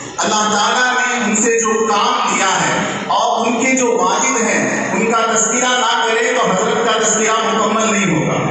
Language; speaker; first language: Urdu; native; Urdu